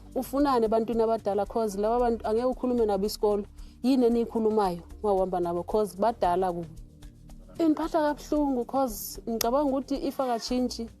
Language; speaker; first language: Zulu; non-native, local second language; Xhosa